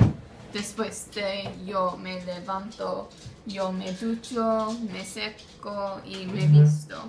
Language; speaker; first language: Spanish; non-native, learner; English